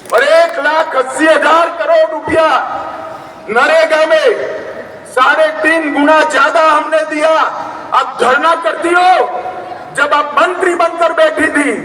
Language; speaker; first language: Hindi; non-native, local second language; Gujarati